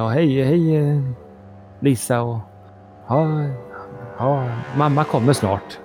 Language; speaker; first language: Swedish; native; Swedish